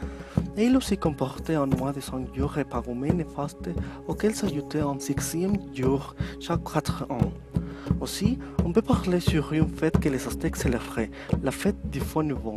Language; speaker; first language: French; non-native, learner; Spanish